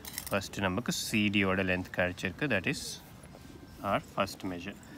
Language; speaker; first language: English; non-native, local second language; Tamil